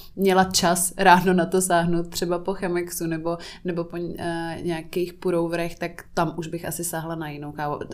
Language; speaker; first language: Czech; native; Czech